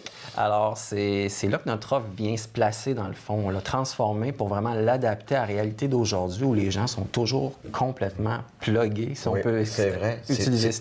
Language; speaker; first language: French; native; French